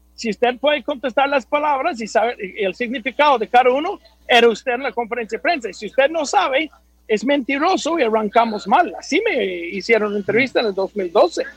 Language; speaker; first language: Spanish; non-native, fluent; English